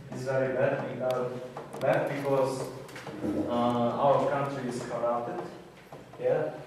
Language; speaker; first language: English; non-native, fluent; Kazakh